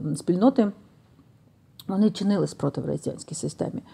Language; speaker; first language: Ukrainian; native; Ukrainian